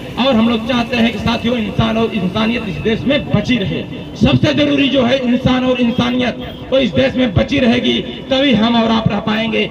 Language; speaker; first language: Hindi; native; Hindi